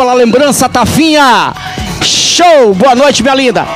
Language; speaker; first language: Portuguese; native; Portuguese